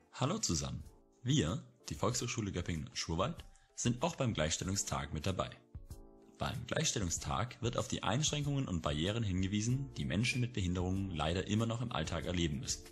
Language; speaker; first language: German; native; German